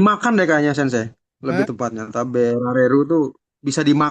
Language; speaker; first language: Indonesian; native; Indonesian